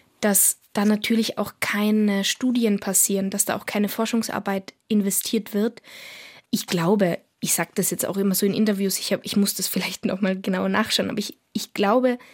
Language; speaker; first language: German; native; German